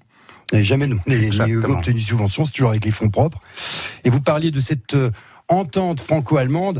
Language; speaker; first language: French; native; French